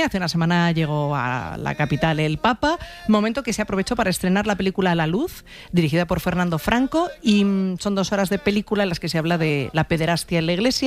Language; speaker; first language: Spanish; native; Spanish